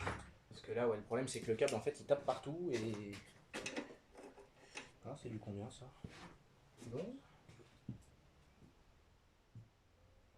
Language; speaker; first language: French; native; French